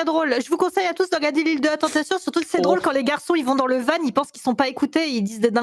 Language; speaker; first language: French; native; French